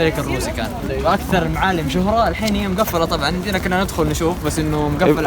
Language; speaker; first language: Arabic; native; Arabic